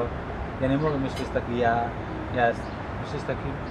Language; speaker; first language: Polish; non-native, learner; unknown